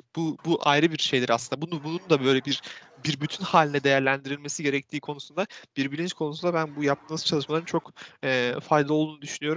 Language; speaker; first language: Turkish; native; Turkish